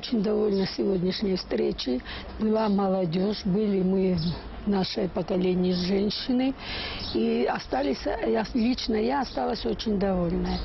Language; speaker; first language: Russian; non-native, local second language; Georgian